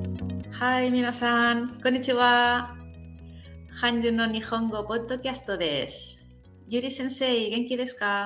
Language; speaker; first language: Japanese; non-native, learner; Spanish